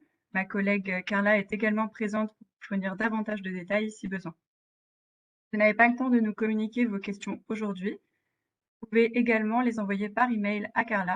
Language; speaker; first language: French; native; French